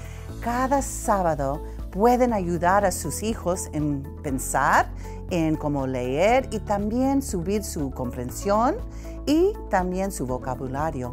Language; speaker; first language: Spanish; early bilingual, heritage; Spanish